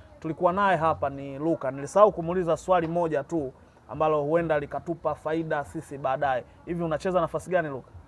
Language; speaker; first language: Swahili; native; Swahili